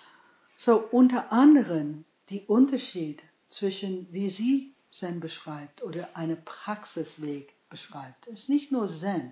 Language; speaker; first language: German; non-native, fluent; English